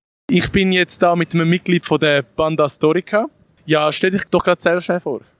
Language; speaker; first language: German; native; German